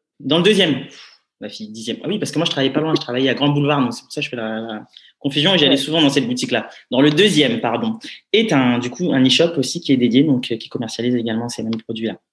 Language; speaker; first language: French; native; French